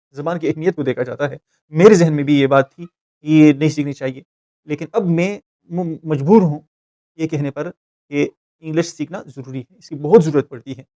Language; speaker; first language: Urdu; non-native, local second language; Pashto